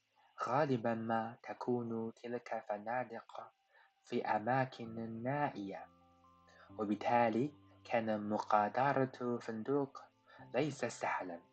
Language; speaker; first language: Arabic; non-native, fluent; Chinese